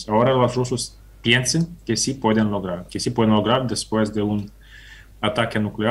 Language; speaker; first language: Spanish; non-native, fluent; Ukrainian